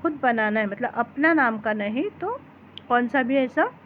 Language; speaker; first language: Hindi; non-native, local second language; Marathi